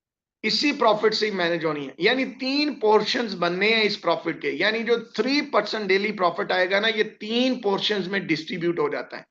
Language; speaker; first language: Hindi; native; Hindi